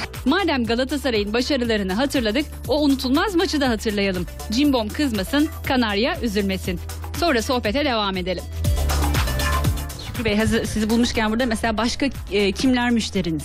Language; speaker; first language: Turkish; native; Turkish